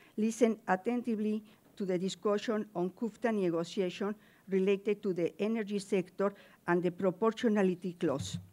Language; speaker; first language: English; non-native, fluent; Spanish